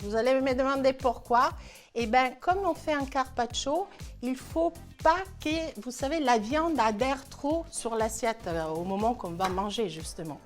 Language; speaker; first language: French; non-native, fluent; Italian